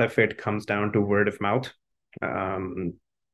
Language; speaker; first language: English; non-native, local second language; Hindi